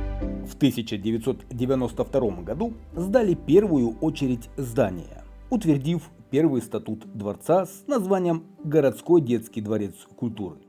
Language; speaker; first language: Russian; native; Russian